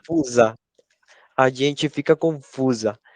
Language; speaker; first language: Portuguese; non-native, learner; Spanish